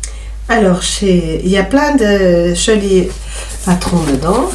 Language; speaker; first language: French; native; French